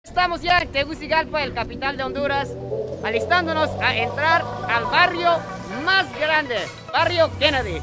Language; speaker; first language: Spanish; non-native, fluent; Japanese